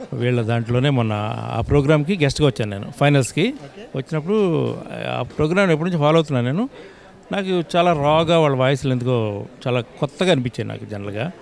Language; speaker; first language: Telugu; native; Telugu